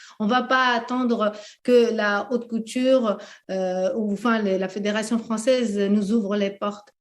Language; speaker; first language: French; early bilingual, other home language; Arabic